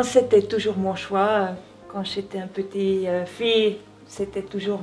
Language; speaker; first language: French; non-native, local second language; German